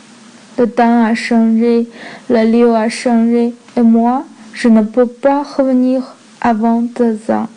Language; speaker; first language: French; non-native, learner; Chinese